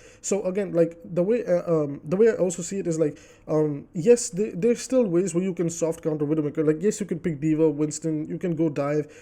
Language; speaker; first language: English; native; English